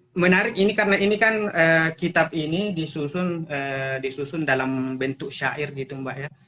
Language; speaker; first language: Indonesian; non-native, local second language; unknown